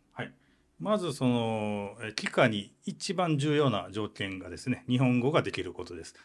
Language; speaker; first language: Japanese; native; Japanese